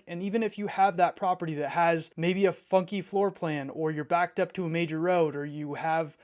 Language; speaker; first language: English; native; English